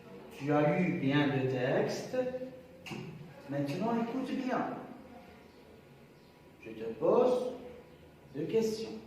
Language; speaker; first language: French; non-native, local second language; Arabic